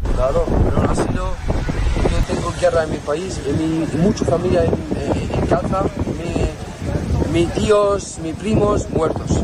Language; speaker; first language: Spanish; non-native, learner; Arabic